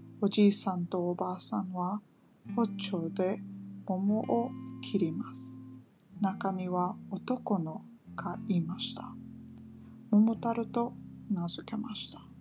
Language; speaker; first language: Japanese; non-native, learner; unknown